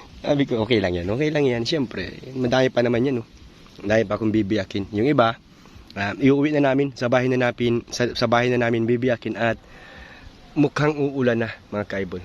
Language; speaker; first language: Filipino; native; Filipino